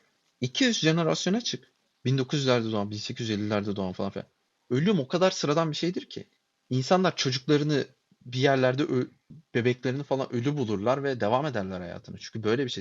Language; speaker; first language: Turkish; native; Turkish